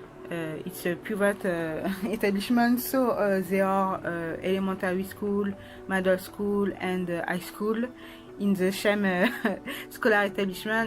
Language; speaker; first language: English; non-native, learner; French